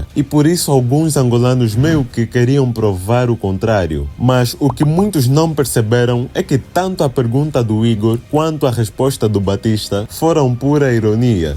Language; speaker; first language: Portuguese; native; Portuguese